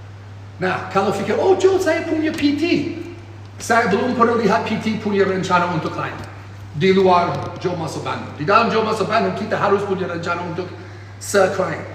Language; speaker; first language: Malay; non-native, learner; English